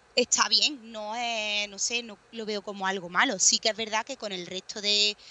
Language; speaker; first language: Spanish; native; Spanish